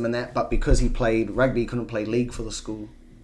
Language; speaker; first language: English; native; English